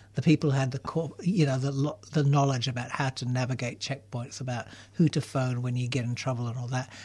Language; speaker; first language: English; native; English